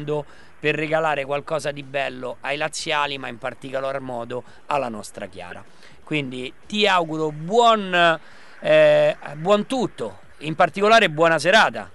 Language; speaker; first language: Italian; native; Italian